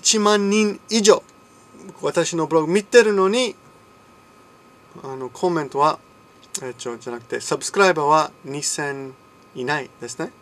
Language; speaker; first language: Japanese; non-native, fluent; English